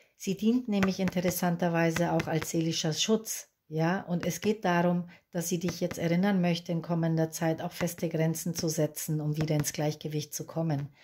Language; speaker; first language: German; non-native, fluent; Spanish